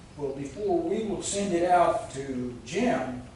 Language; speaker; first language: English; native; English